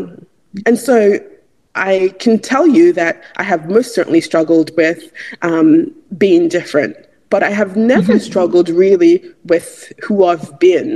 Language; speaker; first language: English; non-native, local second language; Igbo